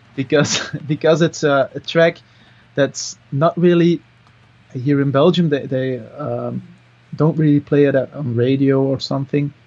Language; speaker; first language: English; non-native, fluent; Dutch